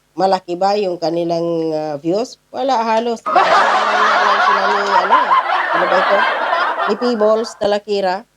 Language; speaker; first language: Filipino; non-native, local second language; Cebuano